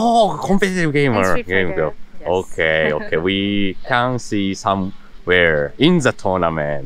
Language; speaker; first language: English; non-native, learner; Japanese